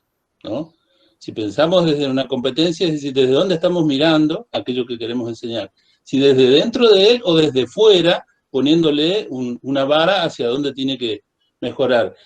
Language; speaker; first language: Spanish; native; Spanish